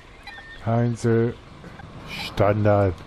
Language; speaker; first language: German; native; German